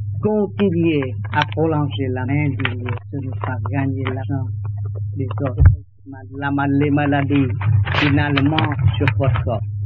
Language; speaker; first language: French; non-native, learner; Vietnamese